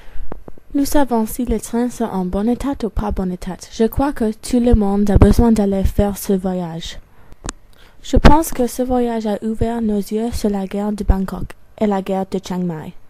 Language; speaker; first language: French; non-native, learner; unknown